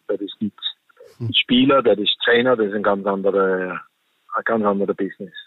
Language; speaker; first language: German; non-native, fluent; Danish